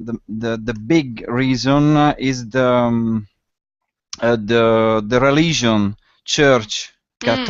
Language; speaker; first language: English; non-native, learner; Italian